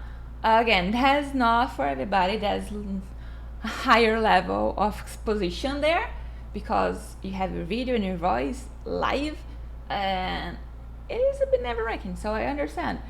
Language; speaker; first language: English; non-native, fluent; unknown